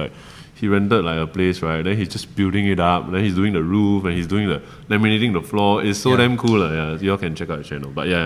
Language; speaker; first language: English; non-native, local second language; Chinese